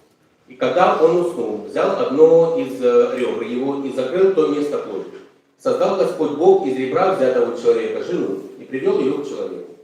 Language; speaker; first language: Russian; native; Russian